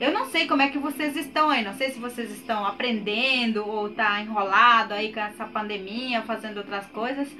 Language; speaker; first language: Portuguese; non-native, local second language; Guarani